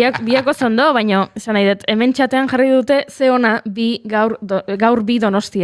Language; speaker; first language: Basque; native; Basque